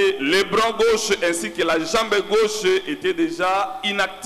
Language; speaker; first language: French; non-native, local second language; Lingala